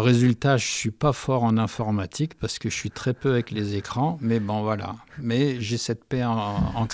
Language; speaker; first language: French; early bilingual, heritage; French